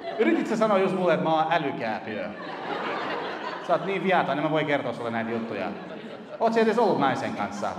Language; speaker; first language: Finnish; early bilingual, other home language; Kurdish